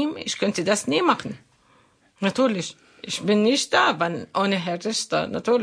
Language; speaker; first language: German; non-native, learner; Arabic